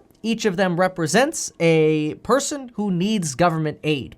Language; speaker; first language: English; native; English